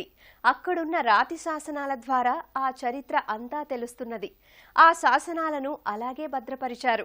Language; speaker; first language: Telugu; native; Telugu